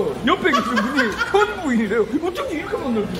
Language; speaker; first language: Korean; native; Korean